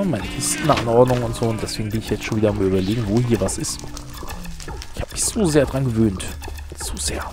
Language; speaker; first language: German; native; German